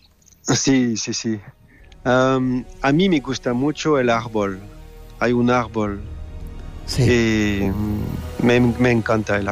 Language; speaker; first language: Spanish; non-native, fluent; French